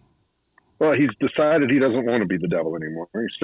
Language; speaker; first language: English; native; English